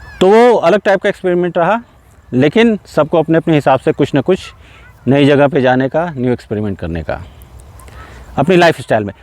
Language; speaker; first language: Hindi; native; Hindi